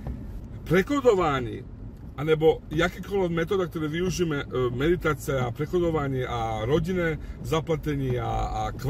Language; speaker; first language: Czech; non-native, fluent; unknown